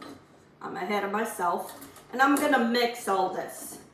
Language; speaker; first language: English; non-native, fluent; Portuguese